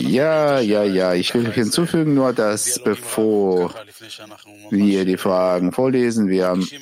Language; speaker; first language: German; non-native, fluent; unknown